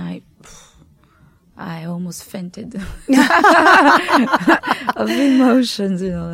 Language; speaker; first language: English; non-native, fluent; French